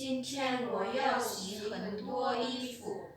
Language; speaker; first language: Chinese; non-native, learner; Lao